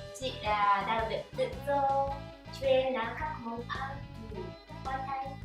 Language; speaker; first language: Vietnamese; non-native, learner; Japanese